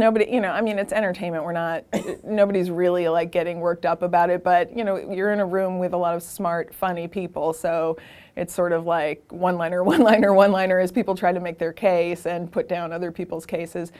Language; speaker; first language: English; native; English